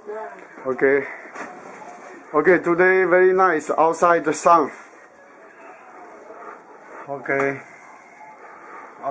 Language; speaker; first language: English; non-native, learner; Chinese